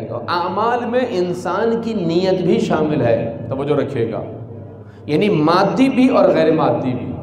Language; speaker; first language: Urdu; native; Urdu